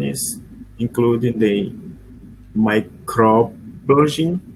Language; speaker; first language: English; non-native, learner; Portuguese